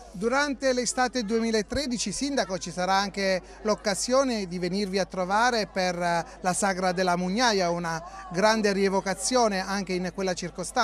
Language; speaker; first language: Italian; native; Italian